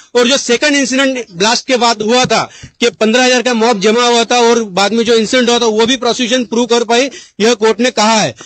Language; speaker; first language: Hindi; non-native, local second language; Marathi